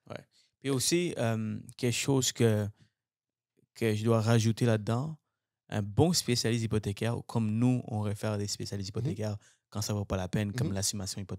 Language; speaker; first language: French; native; French